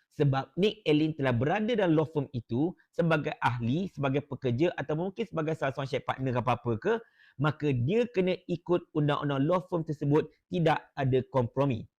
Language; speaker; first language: Malay; native; Malay